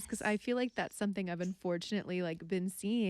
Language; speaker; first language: English; native; English